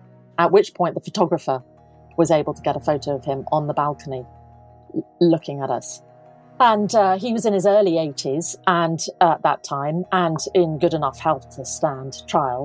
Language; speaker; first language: English; native; English